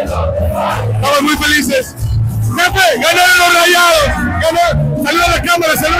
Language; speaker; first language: Spanish; native; Spanish